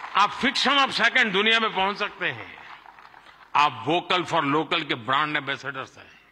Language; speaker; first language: Hindi; non-native, local second language; Gujarati